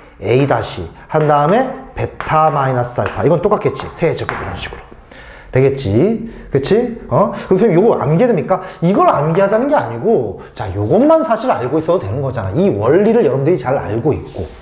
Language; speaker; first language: Korean; native; Korean